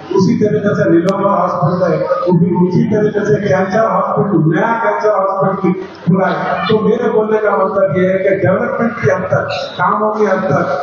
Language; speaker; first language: Urdu; native; Urdu